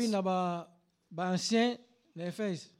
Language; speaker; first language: German; non-native, learner; Lingala